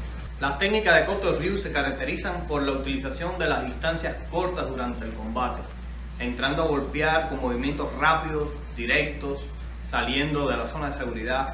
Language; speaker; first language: Spanish; native; Spanish